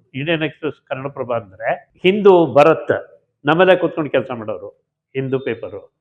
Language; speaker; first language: Kannada; native; Kannada